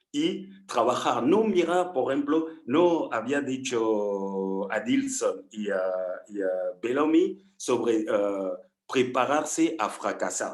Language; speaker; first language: Spanish; non-native, fluent; French